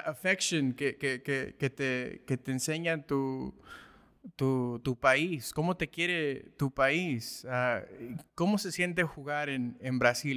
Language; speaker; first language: Spanish; early bilingual, heritage; Spanish